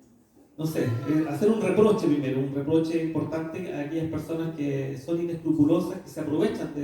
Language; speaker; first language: Spanish; native; Spanish